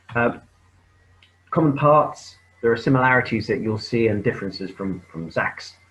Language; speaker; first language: English; native; English